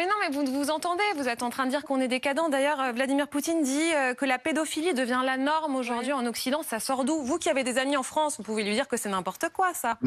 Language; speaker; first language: French; native; French